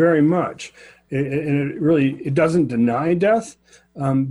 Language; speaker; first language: English; native; English